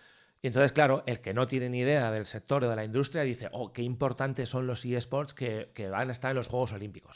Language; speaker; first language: Spanish; native; Spanish